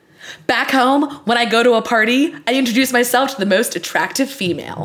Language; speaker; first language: English; native; English